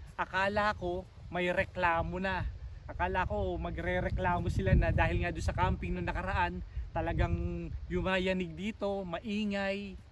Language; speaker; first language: Filipino; native; Filipino